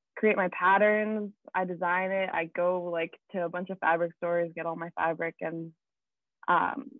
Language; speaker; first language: English; native; English